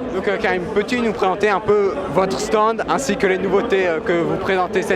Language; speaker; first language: French; native; French